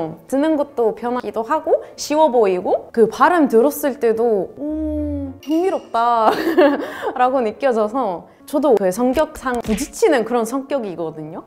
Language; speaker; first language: Korean; non-native, fluent; Arabic